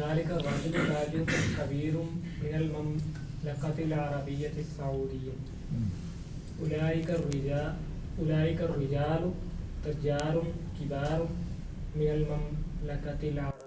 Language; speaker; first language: Arabic; non-native, learner; Urdu